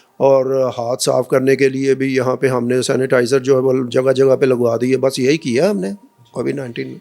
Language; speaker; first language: Urdu; non-native, local second language; Punjabi